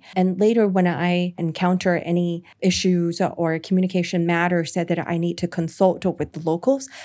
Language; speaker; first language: English; non-native, local second language; Cantonese